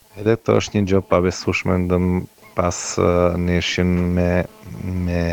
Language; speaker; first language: Albanian; non-native, learner; Croatian